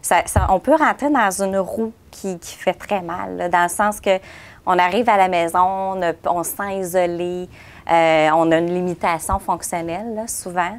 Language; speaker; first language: French; native; French